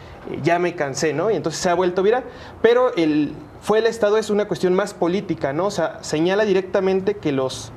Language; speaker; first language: Spanish; native; Spanish